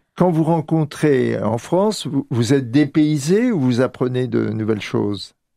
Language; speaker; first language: French; native; French